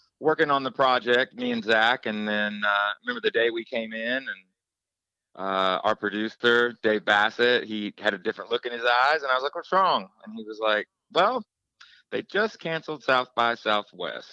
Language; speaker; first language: English; native; English